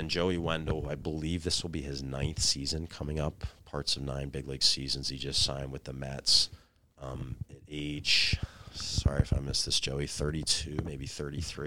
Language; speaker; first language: English; native; English